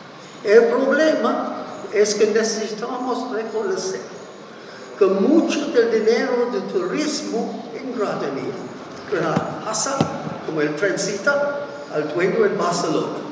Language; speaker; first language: Spanish; non-native, fluent; English